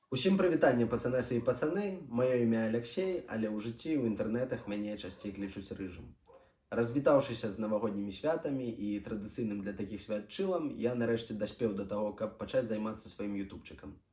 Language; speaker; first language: Belarusian; non-native, local second language; Russian